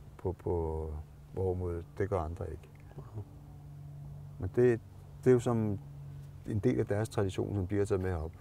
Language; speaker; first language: Danish; native; Danish